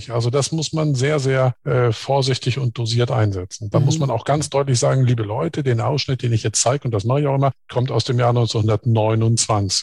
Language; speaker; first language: German; native; German